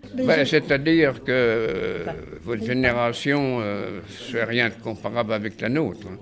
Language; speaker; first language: French; native; French